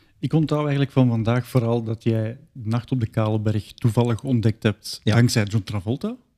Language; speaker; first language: Dutch; native; Dutch